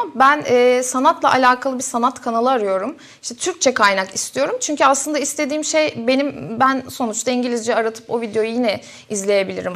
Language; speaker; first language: Turkish; native; Turkish